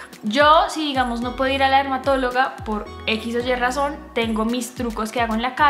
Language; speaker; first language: Spanish; native; Spanish